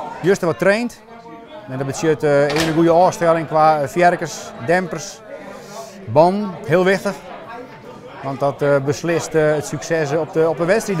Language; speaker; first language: Dutch; non-native, local second language; Western Frisian